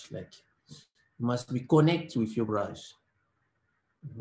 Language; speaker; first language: English; non-native, learner; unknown